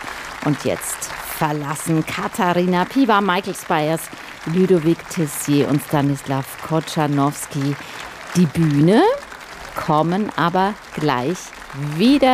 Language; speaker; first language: German; native; German